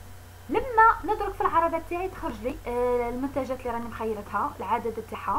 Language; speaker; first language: Arabic; native; Arabic